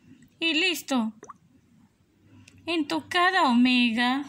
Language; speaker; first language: Spanish; native; Spanish